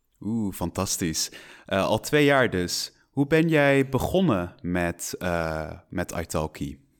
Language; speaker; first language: Dutch; non-native, fluent; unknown